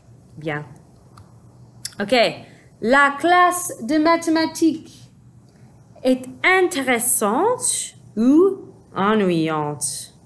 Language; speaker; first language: French; non-native, fluent; English